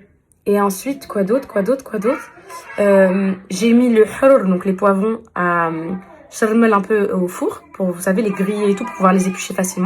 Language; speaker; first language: French; native; French